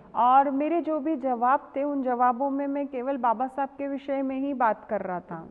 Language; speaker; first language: Hindi; non-native, local second language; Marathi